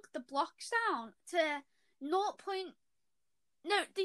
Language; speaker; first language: English; native; English